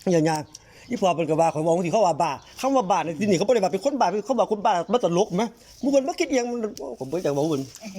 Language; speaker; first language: Thai; native; Thai